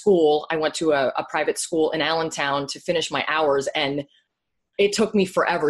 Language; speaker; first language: English; native; English